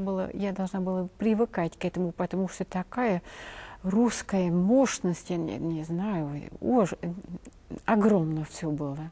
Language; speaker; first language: Russian; non-native, fluent; Dutch